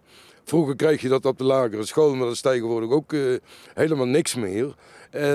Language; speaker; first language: Dutch; native; Dutch